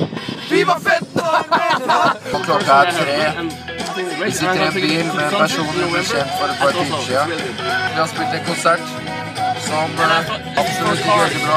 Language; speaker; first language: Norwegian; native; Norwegian